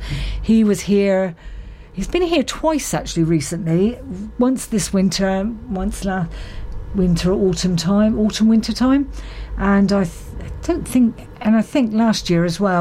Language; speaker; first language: English; native; English